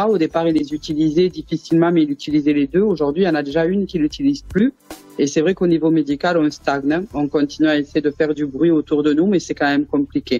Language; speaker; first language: French; native; French